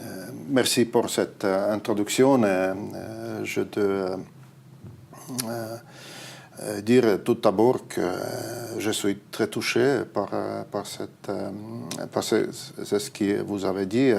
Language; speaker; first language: French; non-native, fluent; Estonian